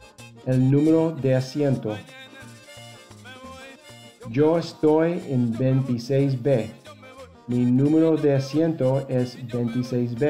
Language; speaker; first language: Spanish; non-native, fluent; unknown